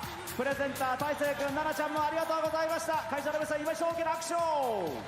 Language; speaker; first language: Japanese; native; Japanese